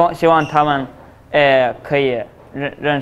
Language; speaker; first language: Chinese; early bilingual, other home language; Spanish